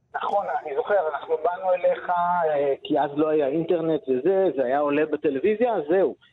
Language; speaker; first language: Hebrew; native; Hebrew